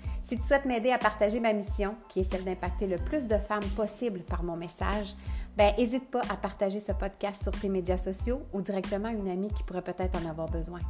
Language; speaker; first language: French; native; French